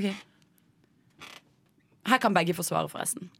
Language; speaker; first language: Norwegian; native; Norwegian